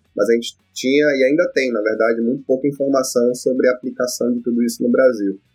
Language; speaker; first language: Portuguese; native; Portuguese